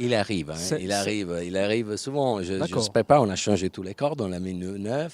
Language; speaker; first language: French; non-native, local second language; Italian